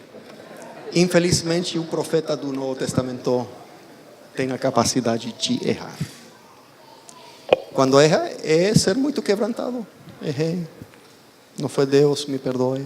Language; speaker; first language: Portuguese; non-native, fluent; Spanish